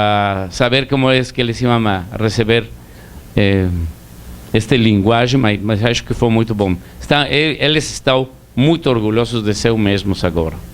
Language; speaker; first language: Portuguese; non-native, learner; Spanish